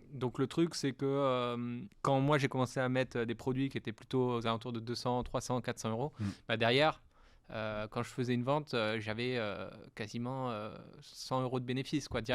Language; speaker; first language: French; native; French